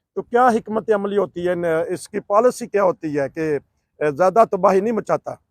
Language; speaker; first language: Urdu; non-native, local second language; Punjabi